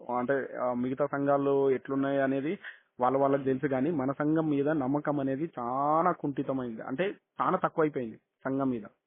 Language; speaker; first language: Telugu; non-native, local second language; Kannada